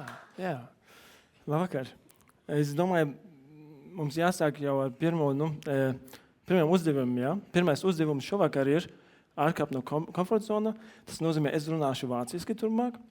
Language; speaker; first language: Latvian; non-native, learner; German